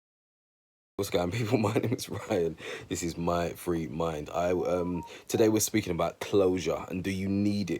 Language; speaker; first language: English; native; English